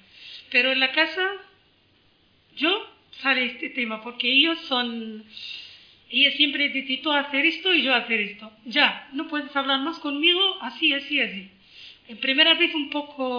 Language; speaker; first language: Spanish; non-native, learner; Arabic